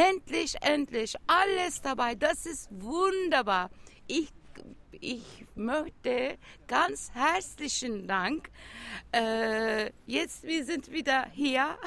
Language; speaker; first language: German; non-native, learner; Turkish